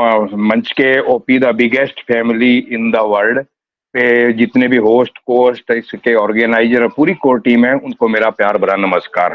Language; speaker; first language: Hindi; native; Hindi